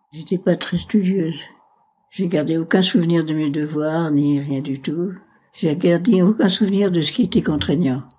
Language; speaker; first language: French; native; French